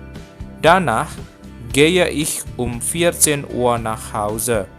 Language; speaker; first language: German; non-native, fluent; Indonesian